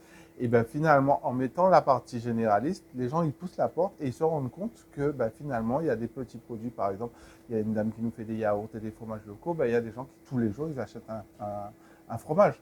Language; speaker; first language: French; native; French